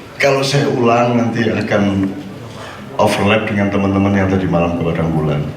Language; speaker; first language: Indonesian; non-native, local second language; Javanese